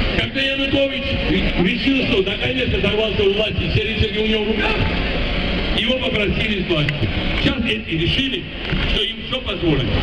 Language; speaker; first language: Russian; non-native, local second language; Georgian